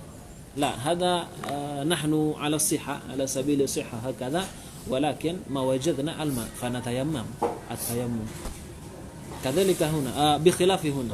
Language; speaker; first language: Arabic; non-native, fluent; Indonesian